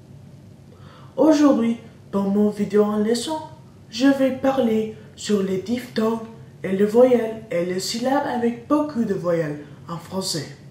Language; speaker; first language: French; non-native, learner; English